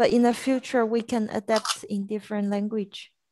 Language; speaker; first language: English; non-native, fluent; French